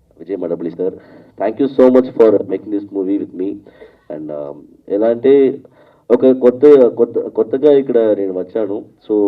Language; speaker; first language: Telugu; non-native, learner; Tamil